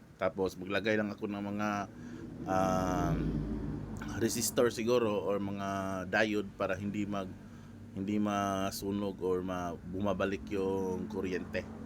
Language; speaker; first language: Filipino; non-native, local second language; Cebuano